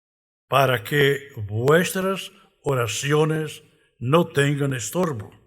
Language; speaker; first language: Spanish; non-native, fluent; Portuguese